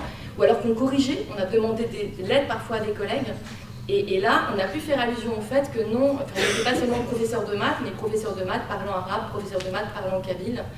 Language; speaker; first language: French; native; French